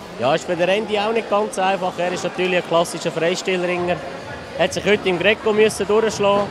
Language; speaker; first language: German; native; German